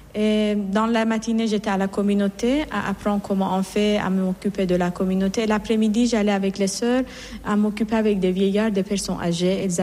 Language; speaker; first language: French; non-native, fluent; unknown